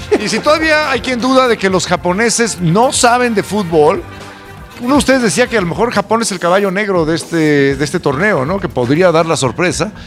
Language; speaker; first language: Spanish; native; Spanish